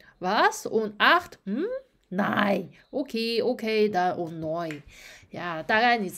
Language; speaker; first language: German; non-native, fluent; Chinese